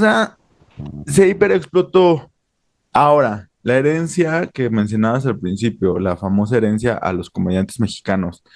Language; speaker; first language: Spanish; native; Spanish